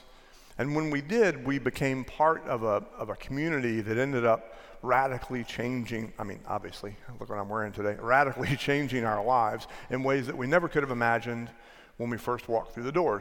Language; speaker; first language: English; native; English